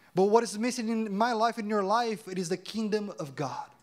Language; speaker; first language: English; non-native, fluent; Portuguese